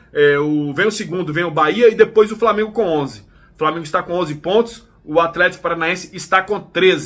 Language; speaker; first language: Portuguese; native; Portuguese